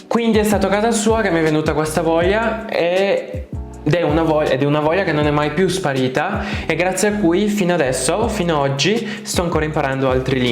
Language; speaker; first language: Italian; non-native, fluent; Spanish